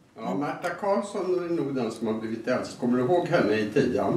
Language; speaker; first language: Swedish; native; Swedish